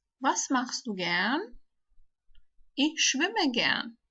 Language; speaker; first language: German; non-native, fluent; Turkish